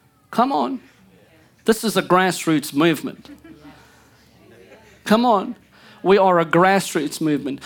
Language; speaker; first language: English; native; English